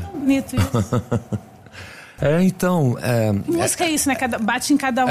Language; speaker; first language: Portuguese; native; Portuguese